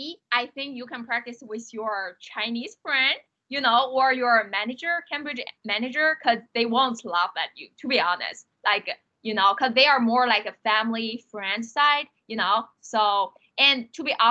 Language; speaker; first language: English; non-native, fluent; Chinese